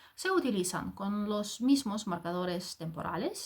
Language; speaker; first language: Spanish; non-native, fluent; Ukrainian